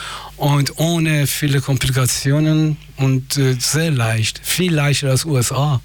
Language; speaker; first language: German; non-native, fluent; Persian